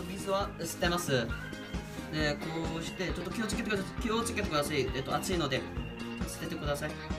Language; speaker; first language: Japanese; non-native, learner; Korean